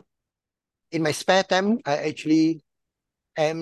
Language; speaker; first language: English; non-native, local second language; Min Nan Chinese